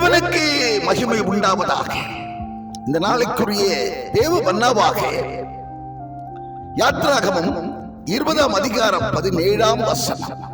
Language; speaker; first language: Tamil; native; Tamil